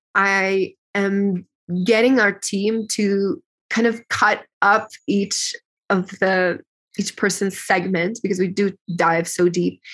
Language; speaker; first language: English; early bilingual, other home language; Ukrainian